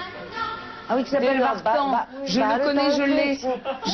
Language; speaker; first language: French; early bilingual, other home language; Bulgarian